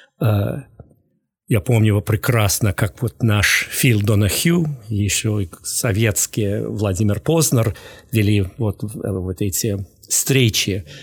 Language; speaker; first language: Russian; non-native, fluent; English